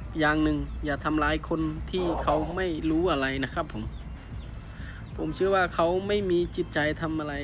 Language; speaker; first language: Thai; non-native, fluent; Khmer